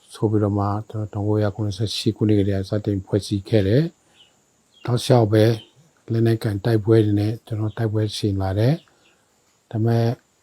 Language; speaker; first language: Burmese; non-native, local second language; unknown